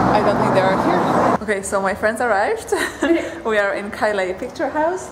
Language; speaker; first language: English; non-native, fluent; Polish